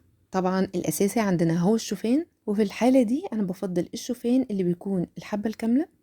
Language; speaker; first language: Arabic; native; Arabic